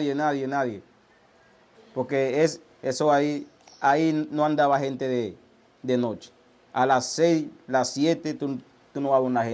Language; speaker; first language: Spanish; early bilingual, other home language; Haitian Creole